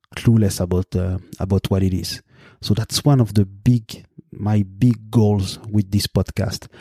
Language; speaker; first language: English; non-native, fluent; French